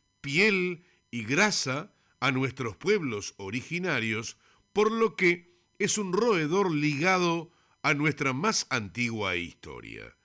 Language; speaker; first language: Spanish; native; Spanish